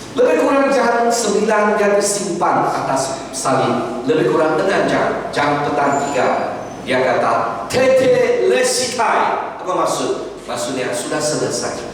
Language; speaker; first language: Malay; non-native, local second language; Chinese